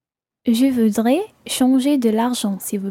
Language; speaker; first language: French; non-native, learner; English